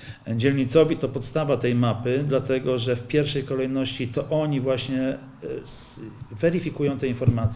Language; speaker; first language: Polish; native; Polish